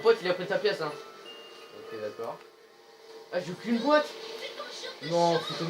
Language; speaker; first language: French; native; French